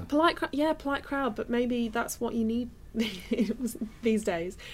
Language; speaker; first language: English; native; English